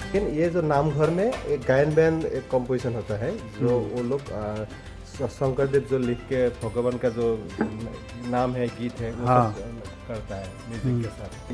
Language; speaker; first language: Hindi; non-native, local second language; Assamese